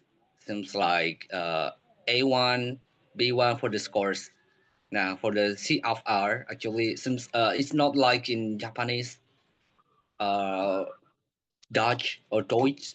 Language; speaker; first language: English; non-native, learner; Indonesian